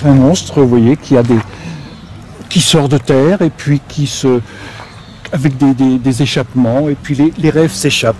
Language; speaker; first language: French; native; French